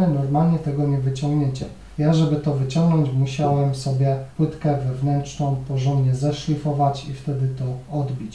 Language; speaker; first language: Polish; native; Polish